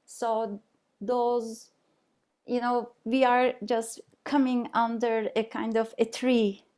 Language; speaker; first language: English; non-native, fluent; Turkish